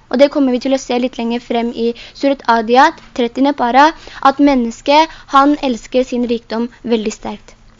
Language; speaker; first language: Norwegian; early bilingual, other home language; Urdu